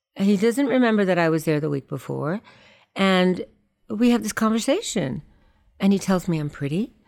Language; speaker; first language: English; native; English